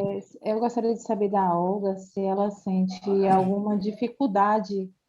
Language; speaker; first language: Portuguese; native; Portuguese